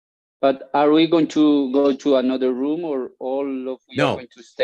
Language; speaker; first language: English; non-native, learner; Spanish